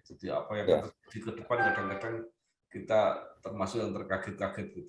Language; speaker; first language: Indonesian; native; Indonesian